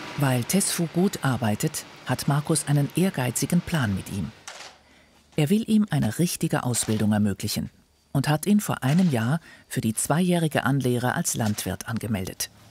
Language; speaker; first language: German; native; German